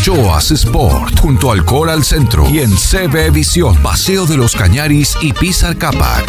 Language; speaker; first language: Spanish; native; Spanish